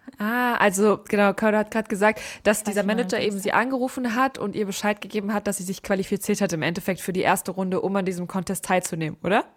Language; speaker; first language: German; native; German